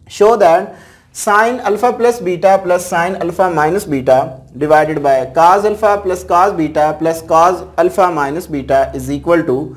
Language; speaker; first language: Urdu; native; Urdu